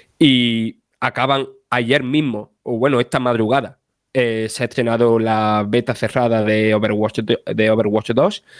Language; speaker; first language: Spanish; native; Spanish